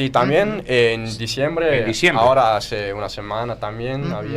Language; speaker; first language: Spanish; non-native, fluent; Danish